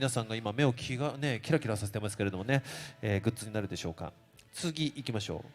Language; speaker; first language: Japanese; native; Japanese